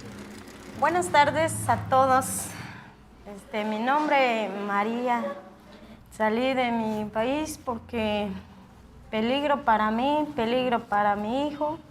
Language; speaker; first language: Spanish; non-native, local second language; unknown